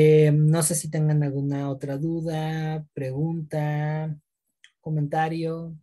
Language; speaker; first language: Spanish; native; Spanish